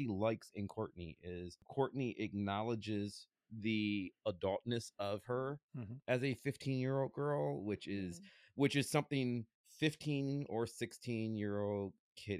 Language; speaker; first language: English; native; English